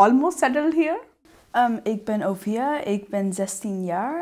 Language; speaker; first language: Dutch; non-native, fluent; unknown